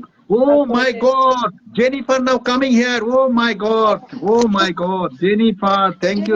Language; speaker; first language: English; non-native, learner; Bangla